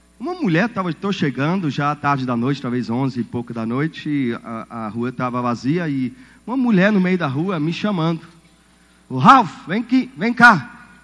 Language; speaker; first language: Portuguese; non-native, fluent; German